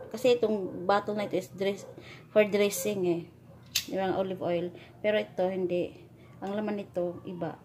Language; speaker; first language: Filipino; non-native, local second language; Cebuano